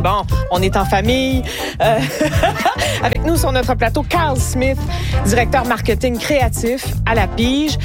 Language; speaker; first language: French; native; French